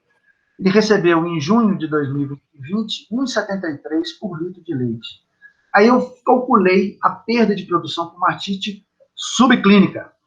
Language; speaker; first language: Portuguese; native; Portuguese